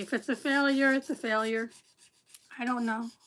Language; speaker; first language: English; native; English